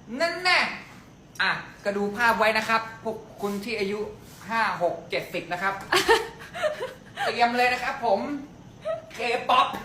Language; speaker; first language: Thai; native; Thai